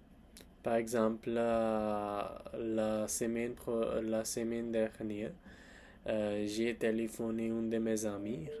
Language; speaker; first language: French; non-native, learner; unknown